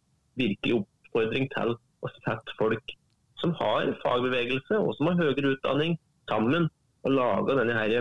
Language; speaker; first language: Norwegian; native; Norwegian